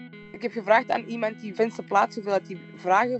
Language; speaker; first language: Dutch; native; Dutch